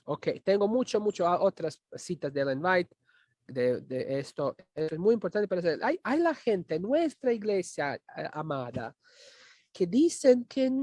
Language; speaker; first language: Spanish; non-native, fluent; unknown